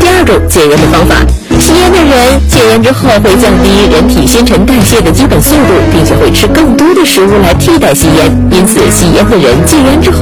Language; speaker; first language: Chinese; native; Chinese